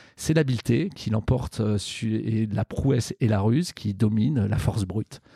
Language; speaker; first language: French; native; French